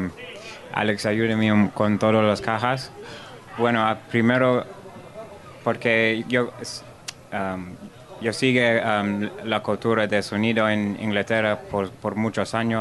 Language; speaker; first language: Spanish; non-native, learner; English